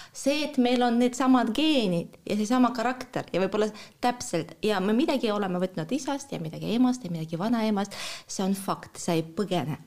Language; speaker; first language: Estonian; non-native, fluent; Russian